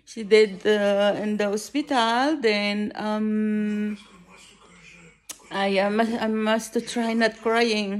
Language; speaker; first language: English; non-native, learner; Filipino